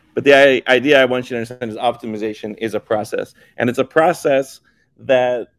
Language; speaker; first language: English; native; English